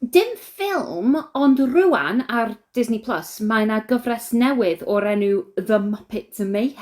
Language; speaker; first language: Welsh; non-native, learner; English